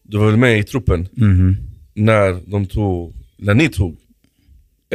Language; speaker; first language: Swedish; native; Swedish